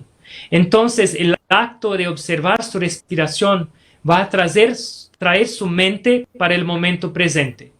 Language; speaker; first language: Spanish; non-native, fluent; Portuguese